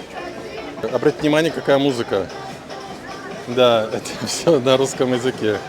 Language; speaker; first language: Russian; native; Russian